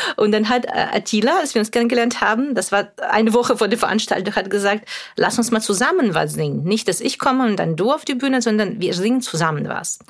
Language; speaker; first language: German; non-native, fluent; Russian